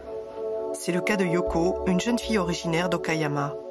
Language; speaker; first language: French; native; French